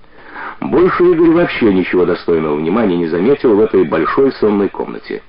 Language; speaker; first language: Russian; native; Russian